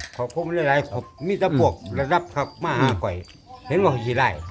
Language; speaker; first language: Thai; non-native, local second language; Northeastern Thai